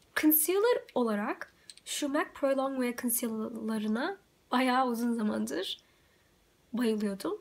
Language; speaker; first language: Turkish; early bilingual, heritage; Turkish